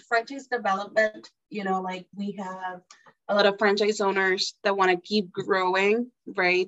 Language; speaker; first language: English; non-native, fluent; Spanish